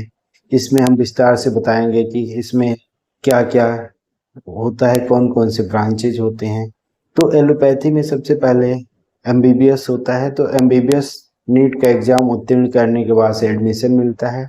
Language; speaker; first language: Hindi; native; Hindi